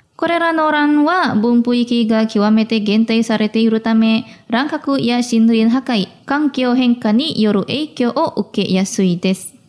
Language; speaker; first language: Japanese; non-native, fluent; Indonesian